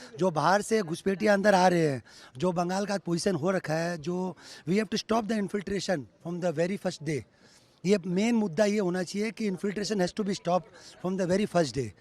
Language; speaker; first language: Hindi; native; Hindi